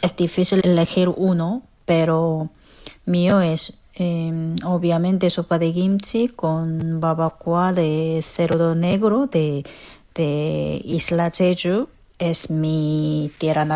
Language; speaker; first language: Spanish; non-native, fluent; Korean